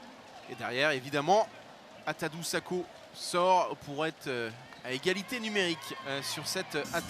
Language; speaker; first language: French; native; French